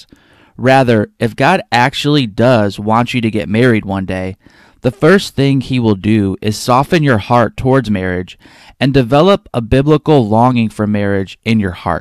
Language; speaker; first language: English; native; English